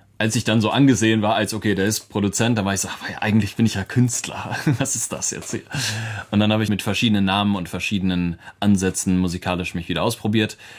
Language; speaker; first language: German; native; German